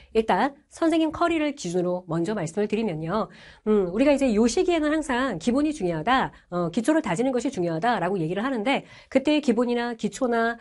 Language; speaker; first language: Korean; native; Korean